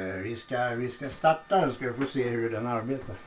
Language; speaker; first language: Swedish; native; Swedish